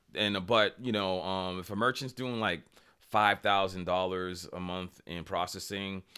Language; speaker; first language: English; native; English